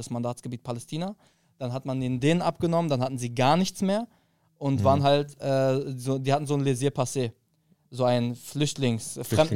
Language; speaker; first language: German; early bilingual, other home language; Arabic